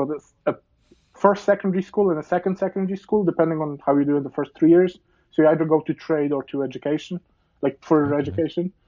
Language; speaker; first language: English; non-native, fluent; Polish